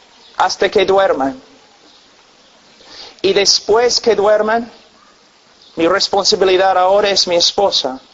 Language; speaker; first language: Spanish; non-native, fluent; English